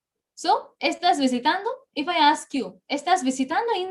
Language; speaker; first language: Spanish; non-native, fluent; Bangla